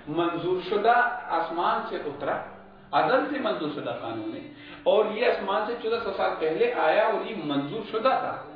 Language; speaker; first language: Urdu; non-native, local second language; Pashto